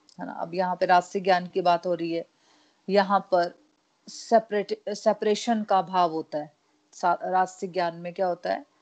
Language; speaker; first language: Hindi; non-native, local second language; Punjabi